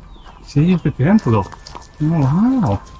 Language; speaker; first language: Spanish; non-native, learner; Japanese